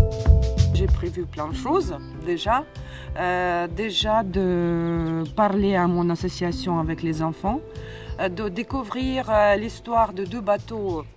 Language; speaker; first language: French; non-native, fluent; Russian